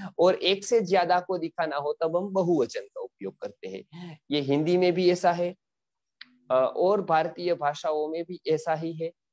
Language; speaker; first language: Hindi; non-native, local second language; Gujarati